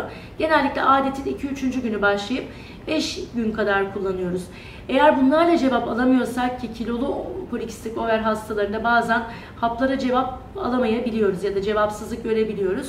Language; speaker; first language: Turkish; native; Turkish